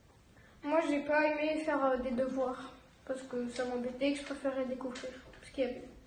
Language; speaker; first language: French; native; French